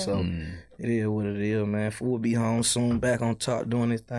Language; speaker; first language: English; native; English